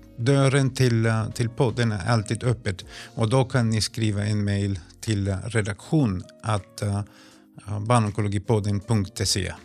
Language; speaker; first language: Swedish; non-native, fluent; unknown